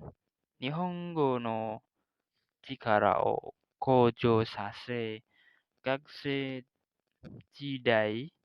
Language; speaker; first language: Japanese; non-native, learner; Indonesian